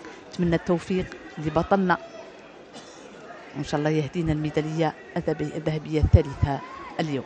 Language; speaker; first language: Arabic; native; Arabic